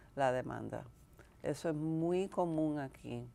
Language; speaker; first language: Spanish; early bilingual, heritage; Spanish